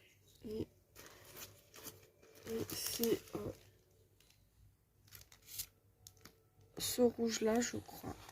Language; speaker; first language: French; native; French